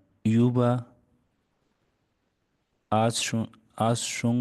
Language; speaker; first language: German; non-native, learner; Hindi